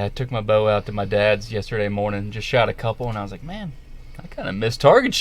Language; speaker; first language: English; native; English